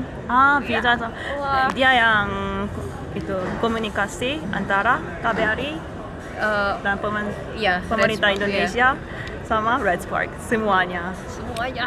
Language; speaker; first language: Indonesian; non-native, fluent; Korean